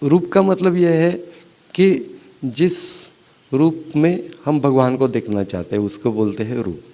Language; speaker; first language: Hindi; non-native, local second language; Marathi